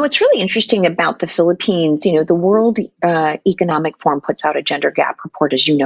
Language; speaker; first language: English; non-native, local second language; Filipino